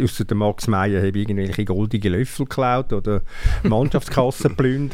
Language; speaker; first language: German; native; German